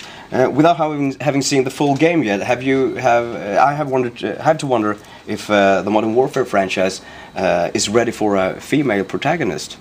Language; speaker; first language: English; non-native, fluent; Swedish